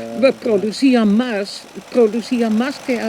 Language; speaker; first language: Spanish; non-native, fluent; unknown